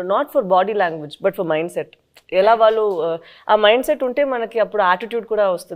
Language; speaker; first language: Telugu; non-native, local second language; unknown